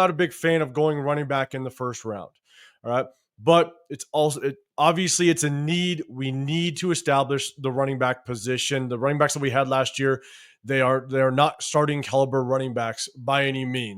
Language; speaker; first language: English; native; English